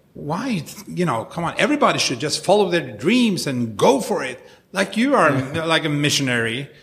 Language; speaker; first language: English; non-native, fluent; Norwegian